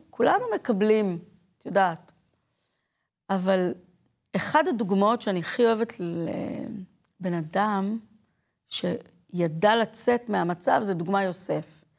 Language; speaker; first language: Hebrew; native; Hebrew